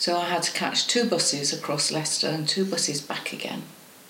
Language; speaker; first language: English; non-native, local second language; Estonian